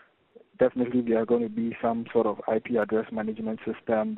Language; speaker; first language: English; non-native, local second language; Akan